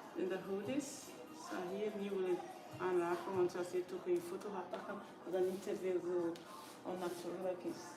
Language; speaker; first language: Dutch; non-native, learner; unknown